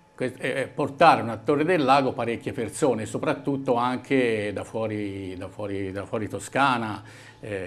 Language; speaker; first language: Italian; native; Italian